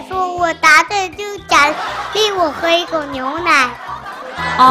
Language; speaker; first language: Chinese; native; Chinese